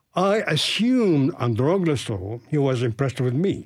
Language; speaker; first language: English; non-native, fluent; Arabic